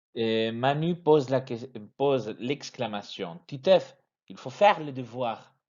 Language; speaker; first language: French; non-native, fluent; Spanish